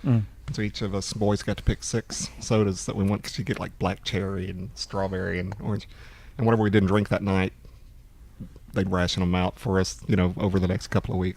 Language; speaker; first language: English; native; English